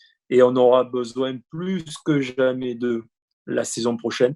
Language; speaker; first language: French; native; French